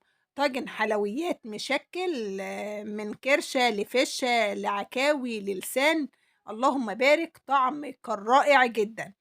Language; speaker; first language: Arabic; native; Arabic